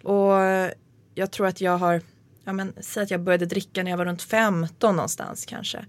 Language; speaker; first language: Swedish; native; Swedish